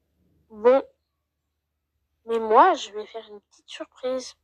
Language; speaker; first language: French; native; French